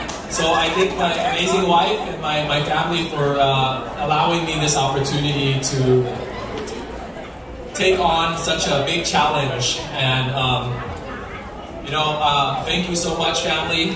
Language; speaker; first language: English; early bilingual, other home language; Vietnamese